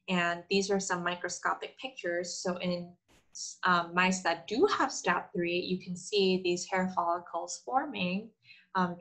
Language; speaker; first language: English; non-native, fluent; Korean